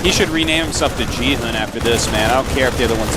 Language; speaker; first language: English; native; English